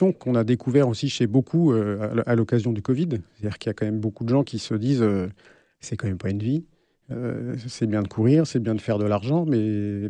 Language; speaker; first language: French; native; French